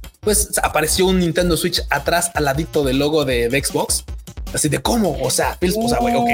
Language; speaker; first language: Spanish; native; Spanish